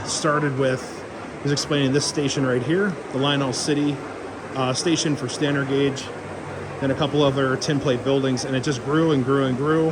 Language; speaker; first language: English; native; English